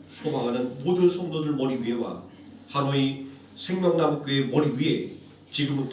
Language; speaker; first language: Korean; native; Korean